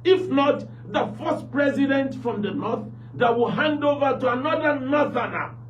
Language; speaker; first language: English; non-native, local second language; Yoruba